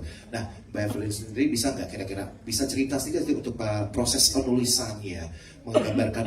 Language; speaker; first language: Indonesian; native; Indonesian